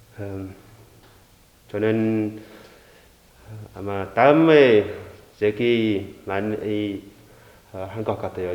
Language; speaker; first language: Korean; non-native, learner; Vietnamese